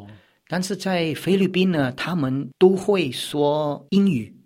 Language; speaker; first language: Chinese; early bilingual, heritage; Chinese